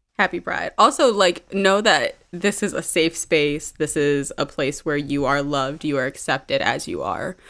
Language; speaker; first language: English; early bilingual, other home language; Amharic